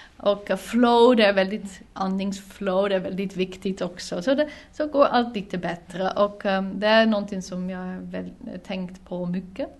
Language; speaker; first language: Swedish; non-native, fluent; Dutch